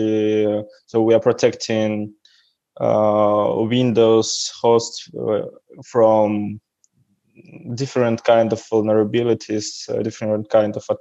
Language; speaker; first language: English; non-native, learner; Russian